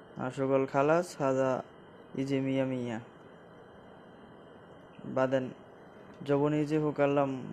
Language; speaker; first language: Arabic; non-native, learner; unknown